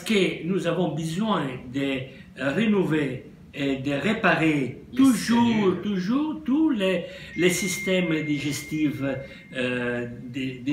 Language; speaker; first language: French; non-native, fluent; Italian